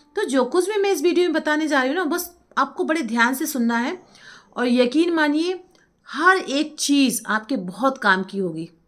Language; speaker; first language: Hindi; native; Hindi